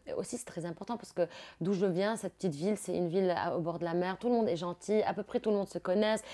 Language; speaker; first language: French; non-native, local second language; Arabic